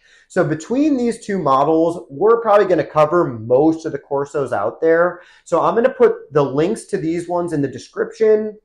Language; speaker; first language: English; native; English